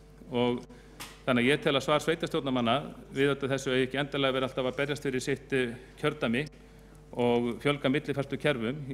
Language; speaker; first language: Icelandic; native; Icelandic